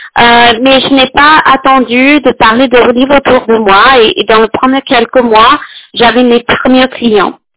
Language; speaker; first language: French; non-native, fluent; English